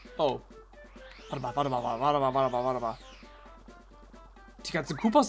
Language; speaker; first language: German; native; German